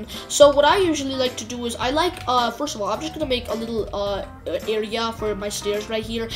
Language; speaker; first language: English; native; English